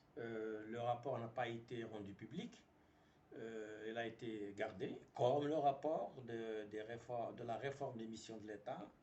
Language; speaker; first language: French; non-native, local second language; Arabic